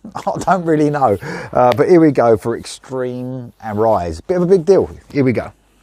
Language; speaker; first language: English; native; English